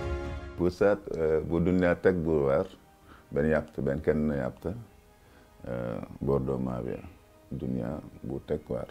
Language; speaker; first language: Turkish; non-native, learner; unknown